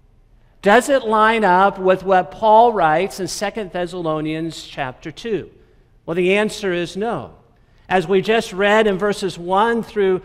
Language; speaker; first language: English; native; English